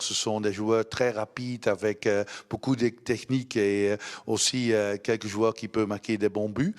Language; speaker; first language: French; non-native, learner; Dutch